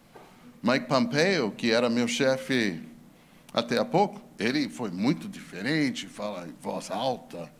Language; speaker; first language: Portuguese; non-native, fluent; English